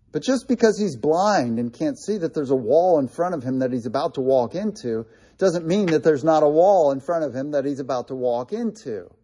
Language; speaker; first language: English; native; English